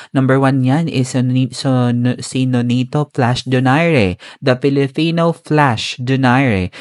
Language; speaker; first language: Filipino; non-native, local second language; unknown